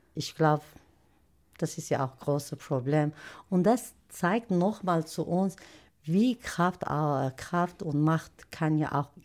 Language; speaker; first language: German; non-native, learner; Turkish